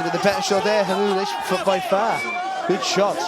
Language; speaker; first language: English; native; English